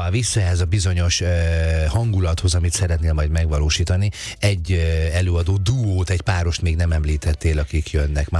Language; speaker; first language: Hungarian; native; Hungarian